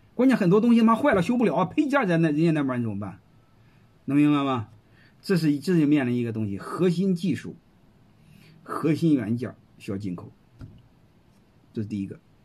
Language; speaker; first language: Chinese; native; Chinese